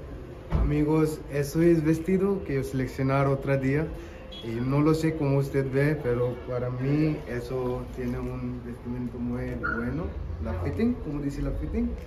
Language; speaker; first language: Spanish; non-native, learner; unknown